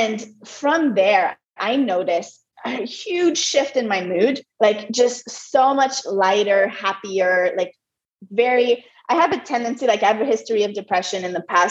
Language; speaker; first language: English; non-native, fluent; French